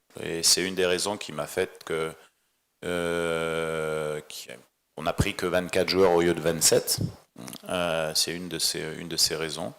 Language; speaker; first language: French; native; French